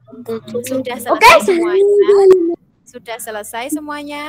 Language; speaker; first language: Indonesian; native; Indonesian